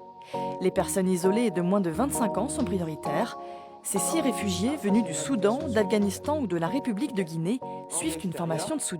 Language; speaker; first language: French; native; French